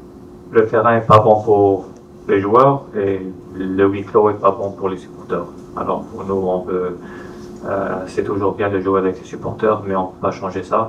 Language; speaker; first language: French; non-native, fluent; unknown